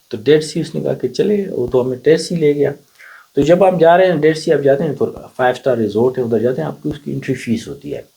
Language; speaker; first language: Urdu; non-native, local second language; Pashto